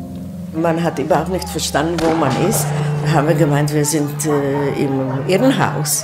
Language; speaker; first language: German; non-native, fluent; Czech